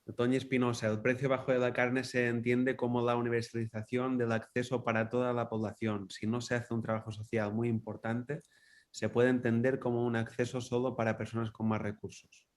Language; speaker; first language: Spanish; non-native, local second language; Catalan